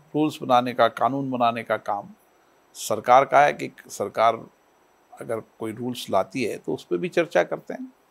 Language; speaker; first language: Hindi; native; Hindi